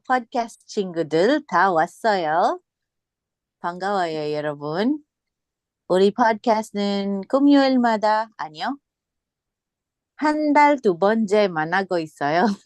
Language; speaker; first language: Korean; non-native, learner; English